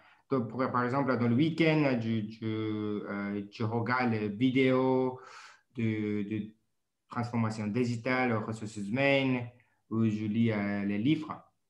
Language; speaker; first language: French; non-native, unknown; Japanese